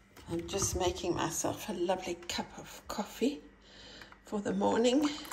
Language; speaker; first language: English; native; English